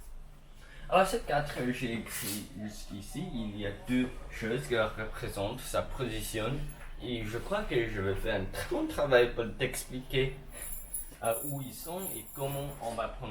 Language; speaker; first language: French; non-native, learner; English